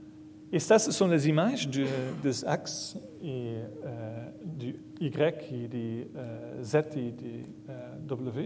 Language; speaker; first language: French; non-native, learner; Dutch